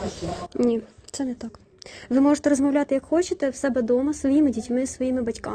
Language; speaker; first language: Ukrainian; native; Ukrainian